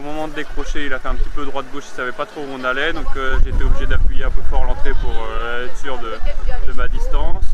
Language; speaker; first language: French; native; French